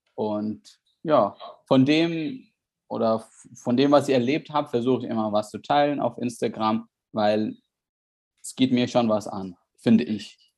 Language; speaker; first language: German; non-native, fluent; Arabic